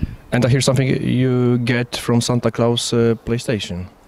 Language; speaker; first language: English; non-native, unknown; Polish